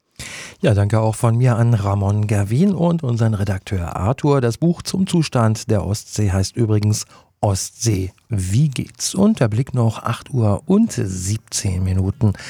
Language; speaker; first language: German; native; German